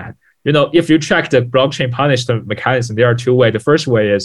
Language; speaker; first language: English; non-native, fluent; Chinese